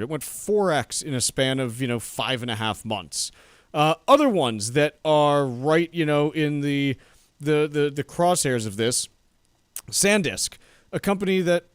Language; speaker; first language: English; native; English